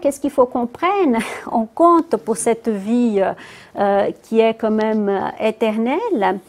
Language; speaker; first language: French; non-native, fluent; Portuguese